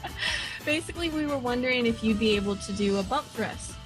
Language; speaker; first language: English; native; English